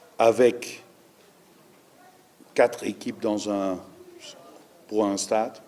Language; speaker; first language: French; non-native, learner; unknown